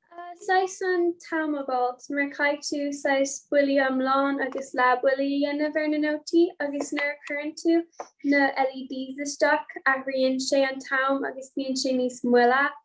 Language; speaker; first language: Irish; non-native, local second language; English